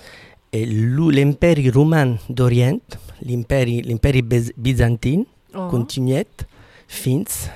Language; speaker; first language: French; non-native, fluent; Italian